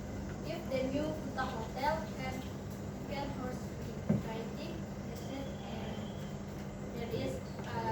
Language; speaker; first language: English; non-native, learner; Indonesian